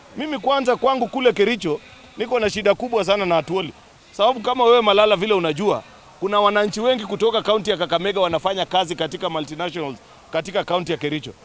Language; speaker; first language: Swahili; non-native, local second language; Kalenjin